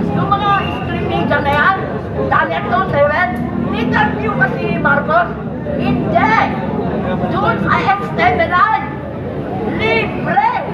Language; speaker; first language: Filipino; non-native, local second language; Iloko